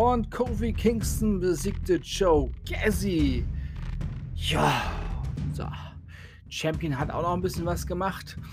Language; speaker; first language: German; native; German